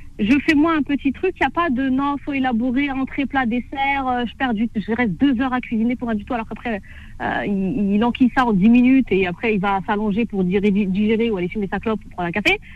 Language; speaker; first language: French; native; French